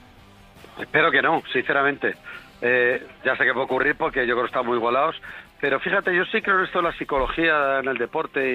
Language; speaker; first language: Spanish; native; Spanish